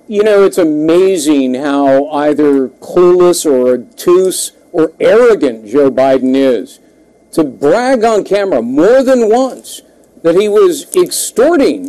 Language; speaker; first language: English; native; English